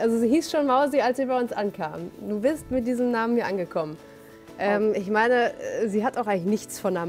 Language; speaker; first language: German; native; German